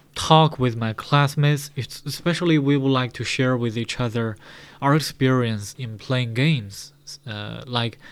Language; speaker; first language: English; non-native, fluent; Chinese